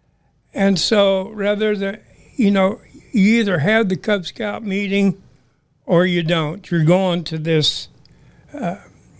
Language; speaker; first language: English; native; English